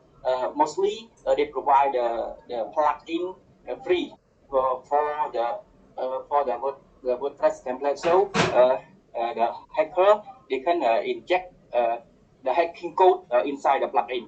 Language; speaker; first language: English; non-native, learner; Khmer